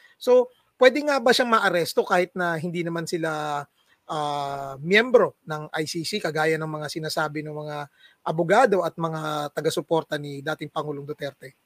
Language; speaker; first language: Filipino; non-native, local second language; Cebuano